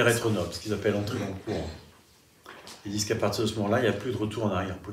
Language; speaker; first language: French; native; French